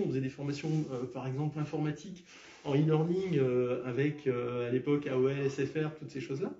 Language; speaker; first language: French; native; French